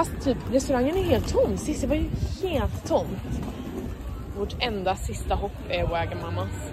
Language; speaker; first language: Swedish; native; Swedish